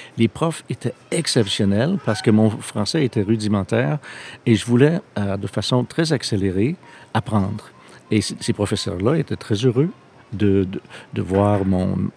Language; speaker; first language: French; non-native, local second language; English